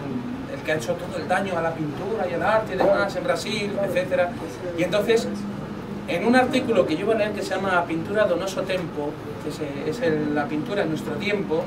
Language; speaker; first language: Spanish; native; Spanish